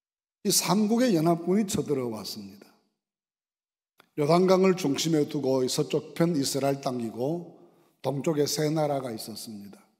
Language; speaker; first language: Korean; native; Korean